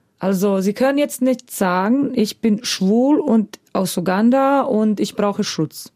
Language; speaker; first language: German; native; German